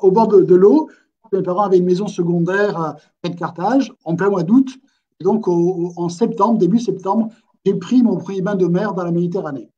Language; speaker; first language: French; native; French